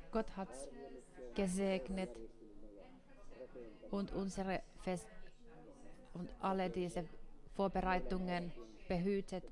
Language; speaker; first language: German; non-native, fluent; Finnish